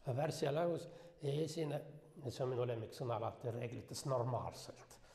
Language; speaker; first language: Estonian; non-native, local second language; Russian